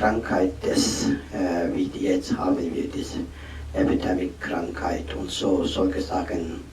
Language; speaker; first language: German; non-native, learner; Tibetan